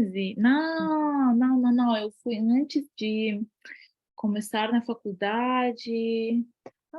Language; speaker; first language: Portuguese; non-native, fluent; Ukrainian